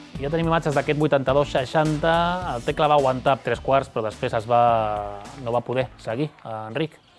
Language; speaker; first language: Catalan; native; Catalan